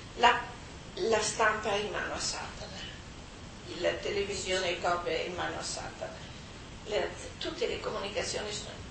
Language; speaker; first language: Italian; non-native, fluent; German